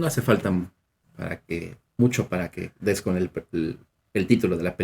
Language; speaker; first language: Spanish; native; Spanish